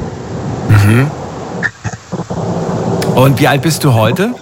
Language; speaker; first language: German; native; German